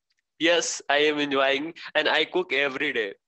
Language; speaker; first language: English; non-native, learner; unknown